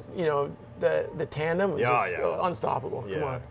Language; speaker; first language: English; native; English